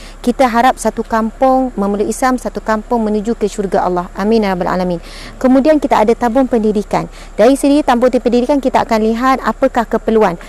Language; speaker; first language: Malay; native; Malay